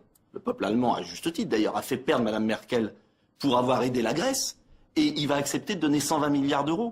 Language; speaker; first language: French; native; French